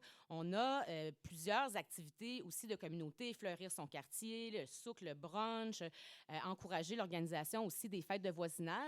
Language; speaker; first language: French; native; French